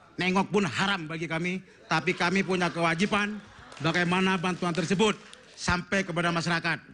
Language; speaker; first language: Indonesian; non-native, local second language; Madurese